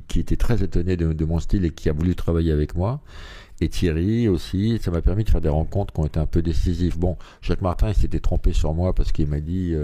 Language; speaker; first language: French; native; French